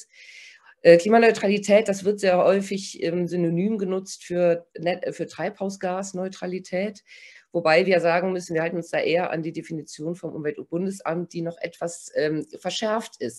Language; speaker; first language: German; native; German